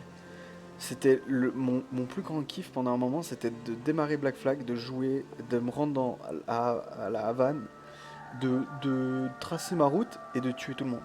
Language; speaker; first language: French; native; French